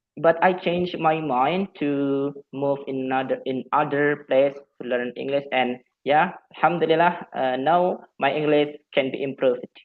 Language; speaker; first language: English; non-native, fluent; Javanese